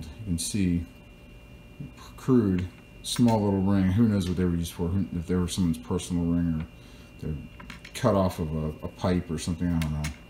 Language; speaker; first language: English; native; English